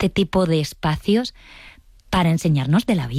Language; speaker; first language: Spanish; native; Spanish